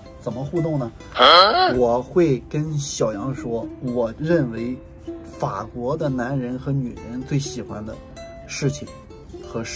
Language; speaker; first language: Chinese; native; Chinese